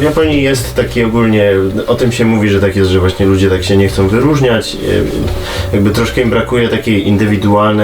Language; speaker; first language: Polish; native; Polish